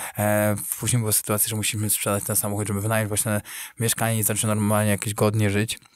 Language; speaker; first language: Polish; native; Polish